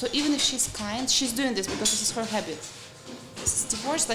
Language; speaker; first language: English; non-native, fluent; Russian